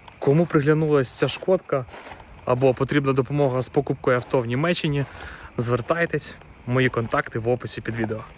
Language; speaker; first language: Ukrainian; native; Ukrainian